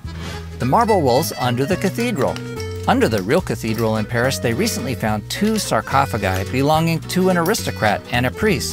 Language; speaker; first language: English; native; English